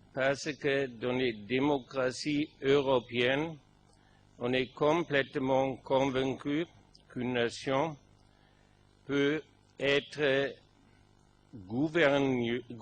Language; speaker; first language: French; non-native, fluent; German